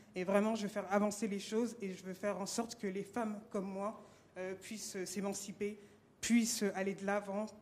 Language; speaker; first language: French; native; French